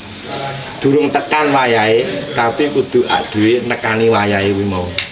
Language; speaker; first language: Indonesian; non-native, local second language; Javanese